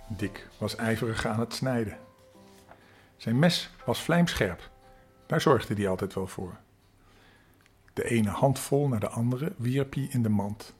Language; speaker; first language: Dutch; native; Dutch